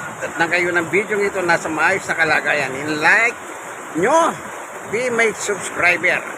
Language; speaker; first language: Filipino; non-native, local second language; Pampanga